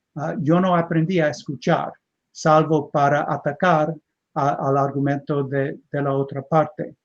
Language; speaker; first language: Spanish; non-native, fluent; English